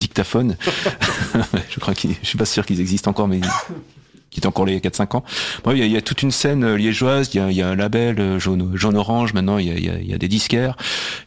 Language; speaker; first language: French; native; French